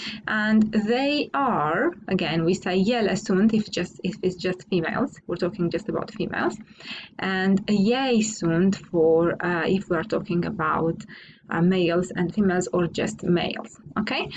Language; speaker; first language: English; non-native, fluent; Romanian